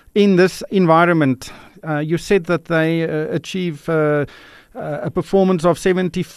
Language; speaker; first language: English; non-native, local second language; Afrikaans